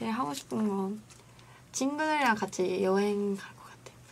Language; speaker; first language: Korean; non-native, learner; Japanese